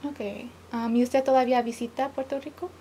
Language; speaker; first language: Spanish; early bilingual, other home language; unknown